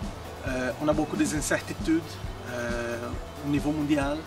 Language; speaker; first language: French; non-native, fluent; Portuguese